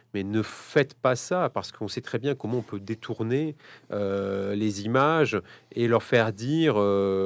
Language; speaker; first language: French; native; French